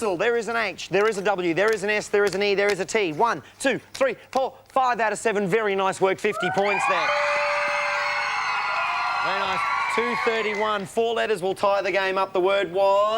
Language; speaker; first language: English; native; English